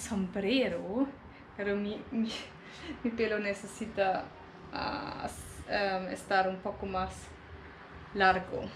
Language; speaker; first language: Spanish; non-native, learner; German